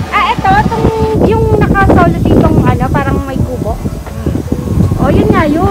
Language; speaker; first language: Filipino; native; Filipino